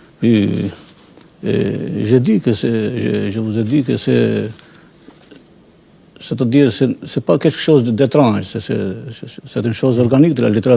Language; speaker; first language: French; non-native, fluent; Albanian